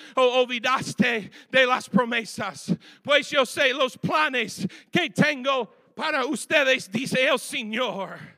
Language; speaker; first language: Spanish; non-native, fluent; English